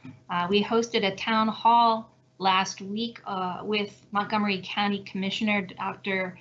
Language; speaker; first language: English; native; English